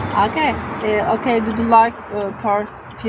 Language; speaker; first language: English; non-native, learner; Turkish